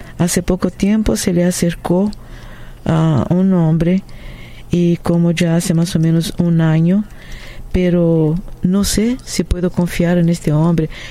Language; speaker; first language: Spanish; non-native, fluent; Portuguese